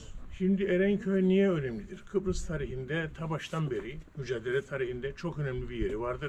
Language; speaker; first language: Turkish; native; Turkish